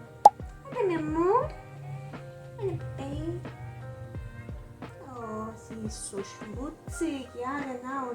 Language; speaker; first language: German; non-native, learner; Spanish